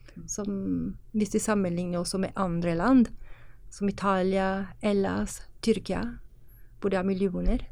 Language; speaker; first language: Norwegian; non-native, fluent; Italian